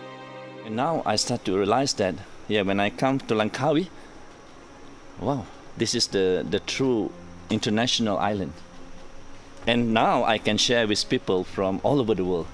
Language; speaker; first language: English; non-native, fluent; Malay